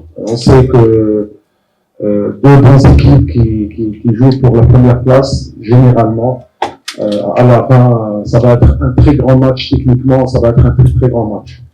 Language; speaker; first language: French; non-native, local second language; Arabic